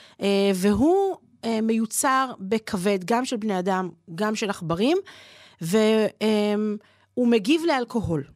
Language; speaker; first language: Hebrew; native; Hebrew